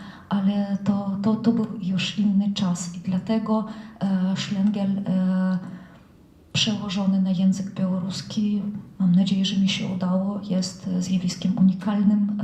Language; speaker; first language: Polish; non-native, fluent; Russian